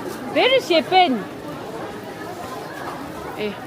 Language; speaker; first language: English; non-native, local second language; Tibetan